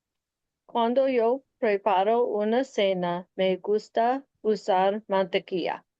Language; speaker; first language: Spanish; non-native, learner; English